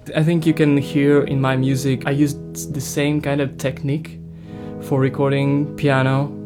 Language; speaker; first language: English; non-native, fluent; Ukrainian